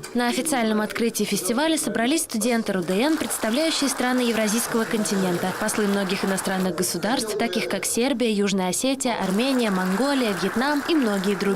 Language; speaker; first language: Russian; native; Russian